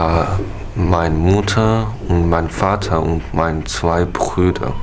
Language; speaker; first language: German; non-native, learner; Chinese